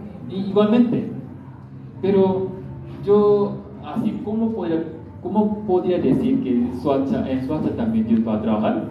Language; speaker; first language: Spanish; non-native, learner; Korean